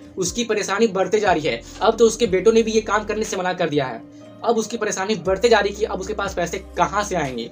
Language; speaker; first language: Hindi; native; Hindi